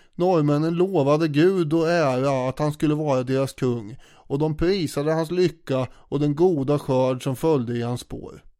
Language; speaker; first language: Swedish; native; Swedish